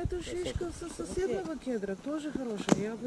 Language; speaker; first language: Russian; non-native, learner; Bulgarian